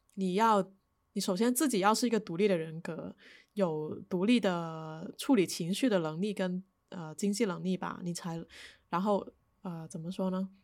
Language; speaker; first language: Chinese; native; Chinese